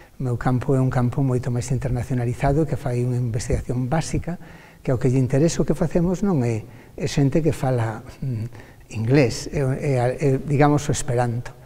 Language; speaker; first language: Galician; native; Galician